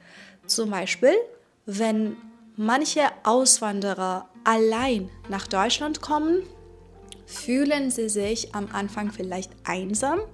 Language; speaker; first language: German; non-native, fluent; Persian